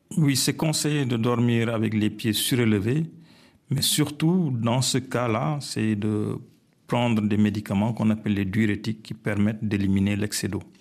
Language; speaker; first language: French; non-native, local second language; Wolof